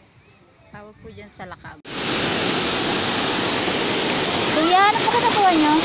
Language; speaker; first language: Filipino; native; Filipino